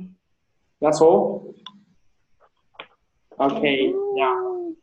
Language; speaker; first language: English; non-native, fluent; Vietnamese